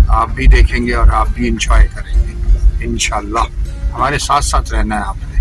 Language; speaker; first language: Urdu; native; Urdu